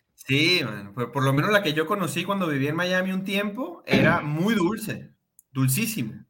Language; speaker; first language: Spanish; native; Spanish